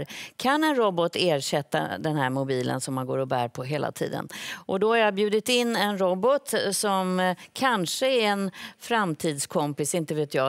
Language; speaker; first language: Swedish; native; Swedish